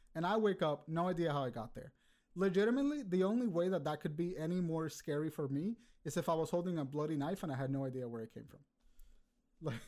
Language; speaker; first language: English; early bilingual, other home language; Spanish